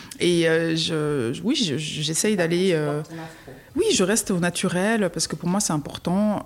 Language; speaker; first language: French; native; French